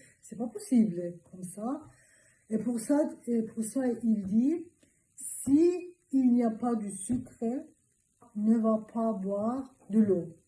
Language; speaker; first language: French; non-native, learner; Turkish